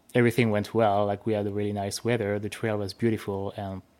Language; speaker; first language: English; non-native, fluent; French